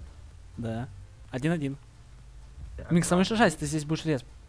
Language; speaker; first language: Russian; native; Russian